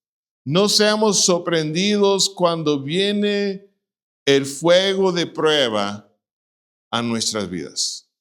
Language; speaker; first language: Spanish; non-native, fluent; English